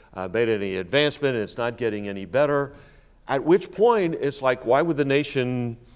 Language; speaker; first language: English; native; English